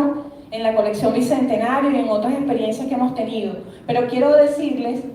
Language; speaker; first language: Spanish; native; Spanish